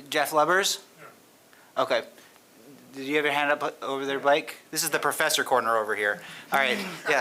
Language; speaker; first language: English; native; English